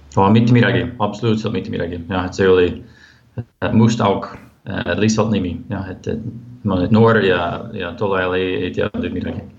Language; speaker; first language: Estonian; non-native, fluent; English